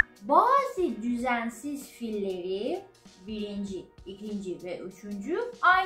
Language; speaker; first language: Turkish; non-native, fluent; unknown